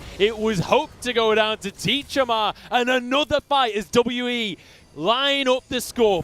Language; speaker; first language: English; native; English